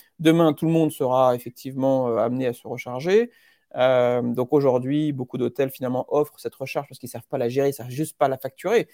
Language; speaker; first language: French; native; French